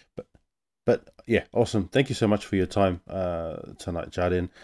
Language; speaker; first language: English; native; English